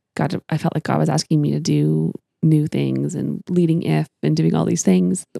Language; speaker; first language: English; native; English